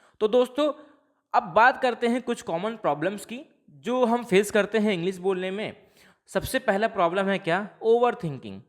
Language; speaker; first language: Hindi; non-native, local second language; Bhojpuri